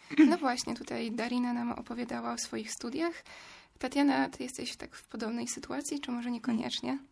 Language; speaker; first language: Polish; native; Polish